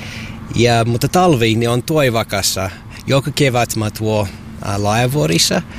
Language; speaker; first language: Finnish; non-native, learner; English